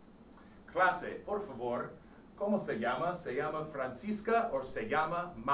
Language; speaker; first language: Spanish; non-native, fluent; English